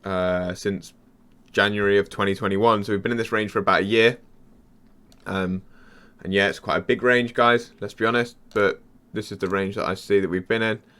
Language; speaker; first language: English; native; English